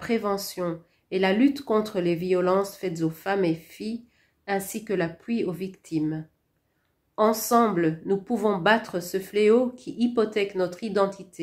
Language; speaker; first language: French; non-native, local second language; Rundi